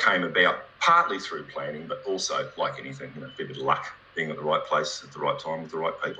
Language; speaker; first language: English; native; English